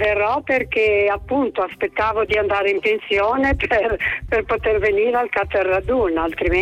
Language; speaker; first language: Italian; native; Italian